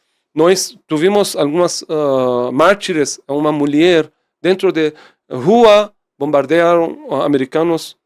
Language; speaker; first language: Portuguese; non-native, fluent; Persian